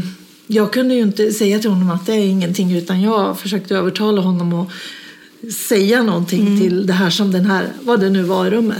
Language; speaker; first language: Swedish; native; Swedish